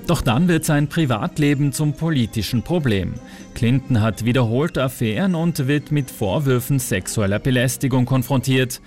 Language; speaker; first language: German; native; German